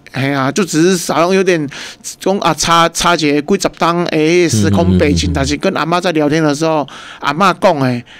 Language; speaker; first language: Chinese; native; Chinese